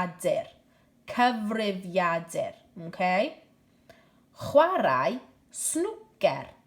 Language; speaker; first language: Welsh; non-native, local second language; English